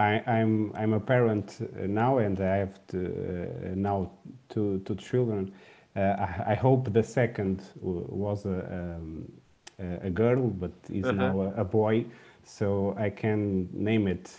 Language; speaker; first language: English; non-native, learner; Portuguese